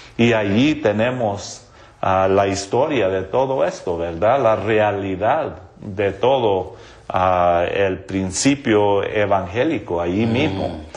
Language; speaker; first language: Spanish; non-native, local second language; English